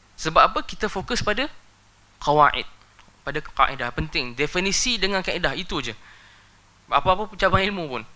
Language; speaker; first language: Malay; native; Malay